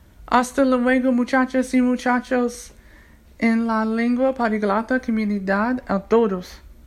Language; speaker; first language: Spanish; non-native, learner; English